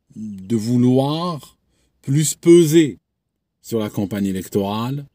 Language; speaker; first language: French; non-native, local second language; Arabic